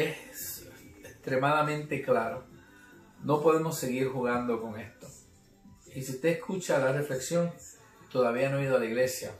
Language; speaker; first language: Spanish; native; Spanish